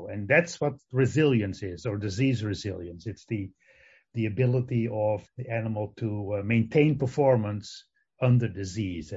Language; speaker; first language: English; non-native, fluent; Dutch